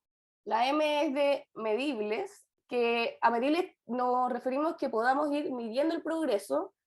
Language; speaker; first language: Spanish; native; Spanish